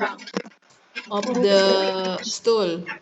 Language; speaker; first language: Dutch; non-native, learner; Indonesian